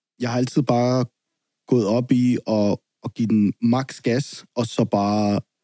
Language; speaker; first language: Danish; early bilingual, other home language; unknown